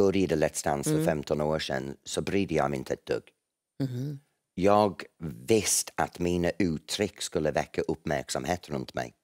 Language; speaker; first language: Swedish; non-native, fluent; English